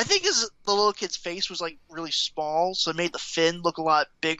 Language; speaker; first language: English; native; English